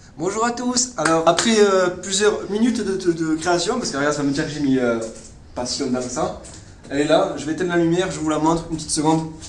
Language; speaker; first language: French; native; French